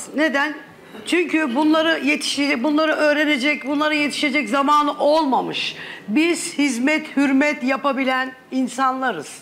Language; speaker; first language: Turkish; native; Turkish